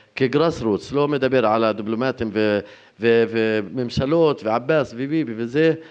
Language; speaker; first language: Hebrew; non-native, fluent; Arabic